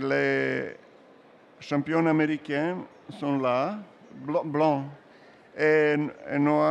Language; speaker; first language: French; non-native, learner; Serbian